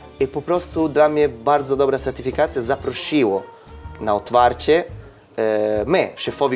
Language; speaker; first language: Polish; non-native, learner; Italian